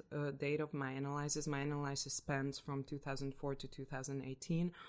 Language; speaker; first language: English; non-native, fluent; Hungarian